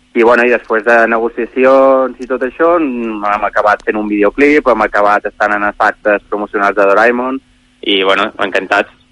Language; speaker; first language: Catalan; native; Catalan